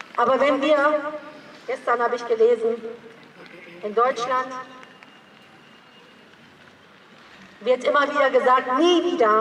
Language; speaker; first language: German; early bilingual, other home language; Persian